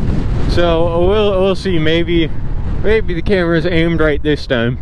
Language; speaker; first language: English; native; English